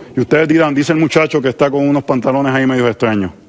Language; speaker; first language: Spanish; native; Spanish